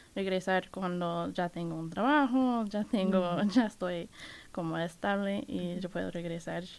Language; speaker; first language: Spanish; non-native, fluent; English